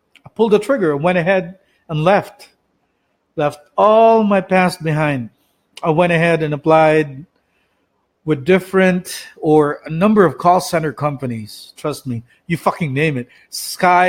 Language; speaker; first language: English; non-native, local second language; Cebuano